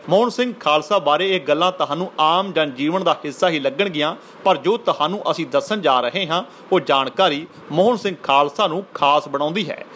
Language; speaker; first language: Punjabi; native; Punjabi